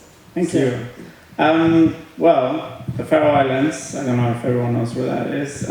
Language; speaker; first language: English; non-native, fluent; Faroese